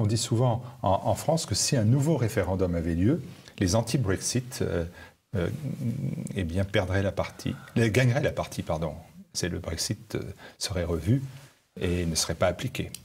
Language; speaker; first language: French; native; French